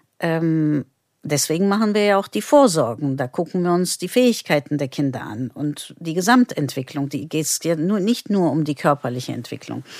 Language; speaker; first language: German; non-native, fluent; Turkish